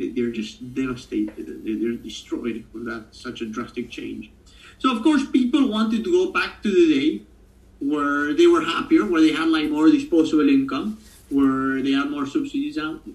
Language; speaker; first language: English; non-native, fluent; Italian